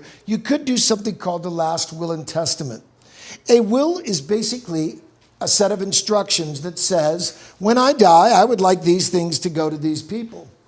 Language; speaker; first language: English; native; English